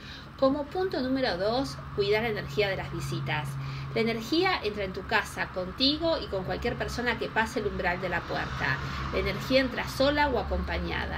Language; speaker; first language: Spanish; native; Spanish